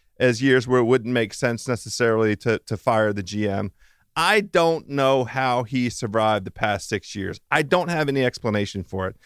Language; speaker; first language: English; native; English